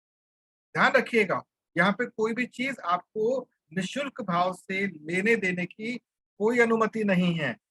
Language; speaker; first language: Hindi; native; Hindi